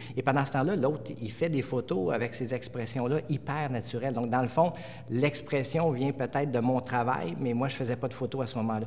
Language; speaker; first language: French; native; French